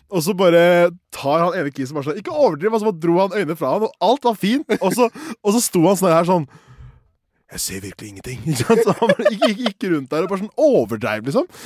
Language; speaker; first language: Norwegian; native; Norwegian